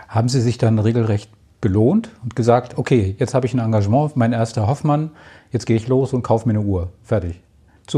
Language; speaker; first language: German; native; German